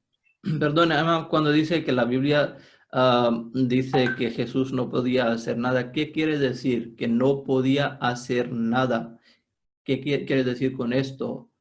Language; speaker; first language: Spanish; non-native, fluent; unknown